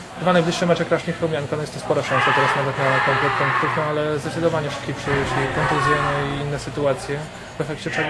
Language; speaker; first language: Polish; native; Polish